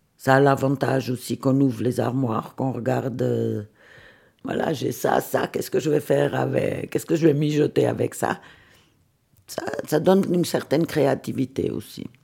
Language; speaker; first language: French; non-native, fluent; Swiss German